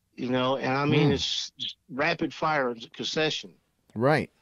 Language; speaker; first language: English; native; English